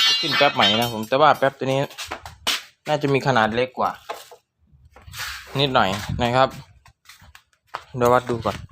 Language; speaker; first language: Thai; native; Thai